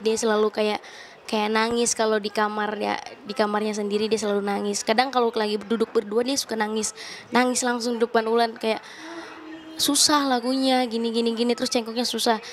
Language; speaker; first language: Indonesian; native; Indonesian